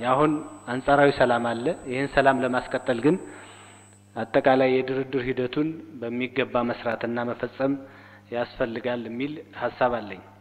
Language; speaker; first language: Amharic; native; Amharic